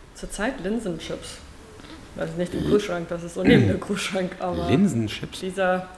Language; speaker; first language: German; non-native, fluent; Afrikaans